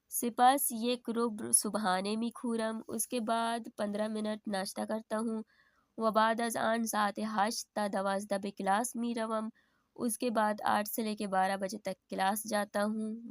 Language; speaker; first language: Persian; non-native, fluent; Urdu